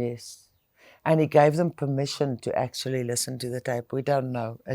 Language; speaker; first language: English; non-native, local second language; Afrikaans